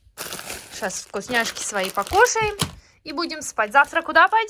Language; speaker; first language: Russian; non-native, fluent; Tajik